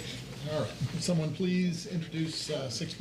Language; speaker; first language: English; native; English